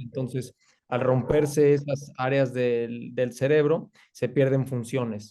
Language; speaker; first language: Spanish; native; Spanish